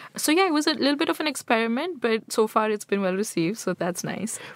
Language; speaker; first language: English; non-native, local second language; Hindi